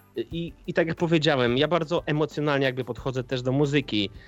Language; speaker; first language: Polish; native; Polish